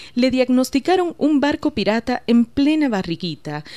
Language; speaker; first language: Spanish; native; Spanish